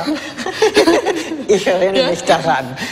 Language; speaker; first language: German; non-native, fluent; English